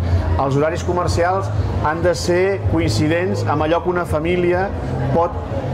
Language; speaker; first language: Catalan; native; Catalan